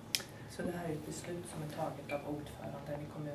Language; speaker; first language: Swedish; native; Swedish